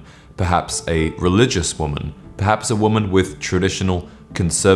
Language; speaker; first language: English; native; English